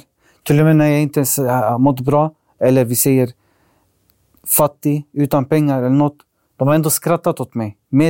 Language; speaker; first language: Swedish; early bilingual, other home language; Arabic